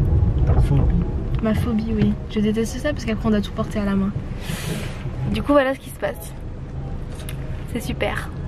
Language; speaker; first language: French; native; French